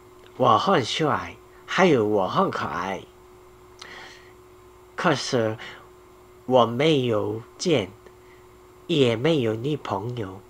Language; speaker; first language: Chinese; non-native, learner; Korean